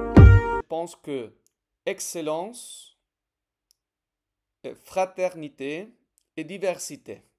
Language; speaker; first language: French; non-native, fluent; Spanish